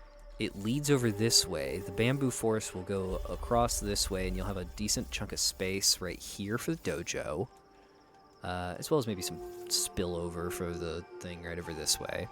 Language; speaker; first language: English; native; English